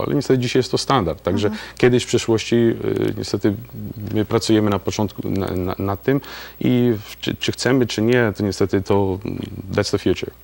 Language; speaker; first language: Polish; native; Polish